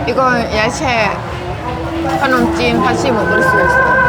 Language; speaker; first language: Korean; non-native, learner; Thai